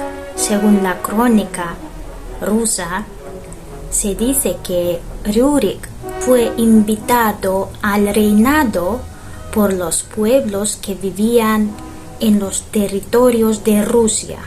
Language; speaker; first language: Spanish; non-native, fluent; Russian